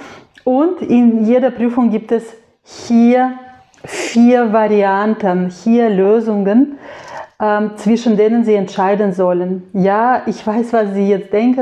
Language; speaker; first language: German; non-native, fluent; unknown